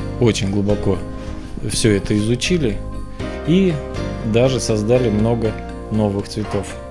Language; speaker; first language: Russian; native; Russian